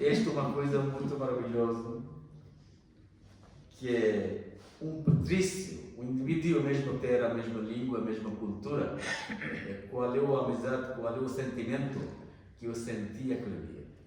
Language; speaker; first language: Portuguese; non-native, learner; Bangla